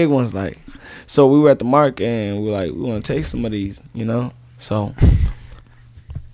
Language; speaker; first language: English; early bilingual, other home language; Rundi